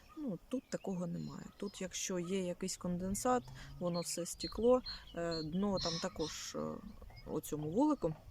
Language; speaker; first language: Ukrainian; non-native, local second language; Russian